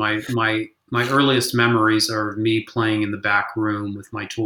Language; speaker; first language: English; native; English